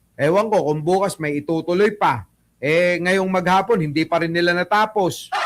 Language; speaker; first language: Filipino; non-native, local second language; Iloko